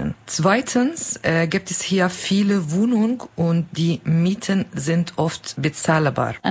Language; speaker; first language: German; non-native, learner; Kurdish